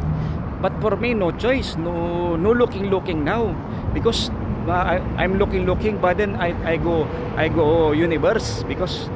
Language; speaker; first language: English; non-native, learner; Filipino